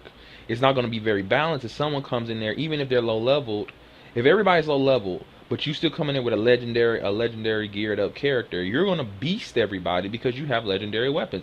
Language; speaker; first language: English; native; English